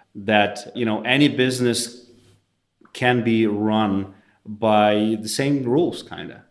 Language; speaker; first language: English; non-native, fluent; Russian